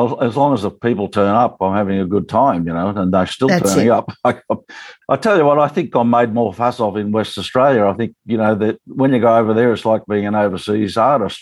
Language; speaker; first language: English; native; English